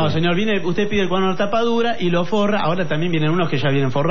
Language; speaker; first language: Spanish; native; Spanish